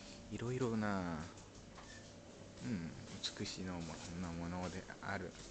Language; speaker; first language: Japanese; non-native, learner; French